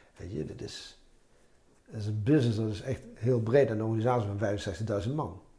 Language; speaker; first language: Dutch; early bilingual, other home language; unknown